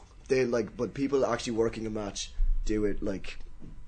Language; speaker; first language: English; native; English